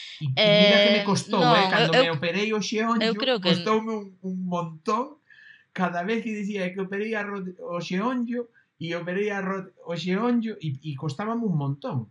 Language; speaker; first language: Galician; non-native, local second language; Spanish